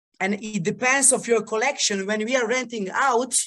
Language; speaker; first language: English; non-native, fluent; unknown